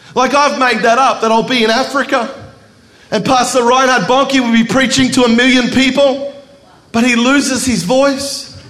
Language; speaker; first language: English; native; English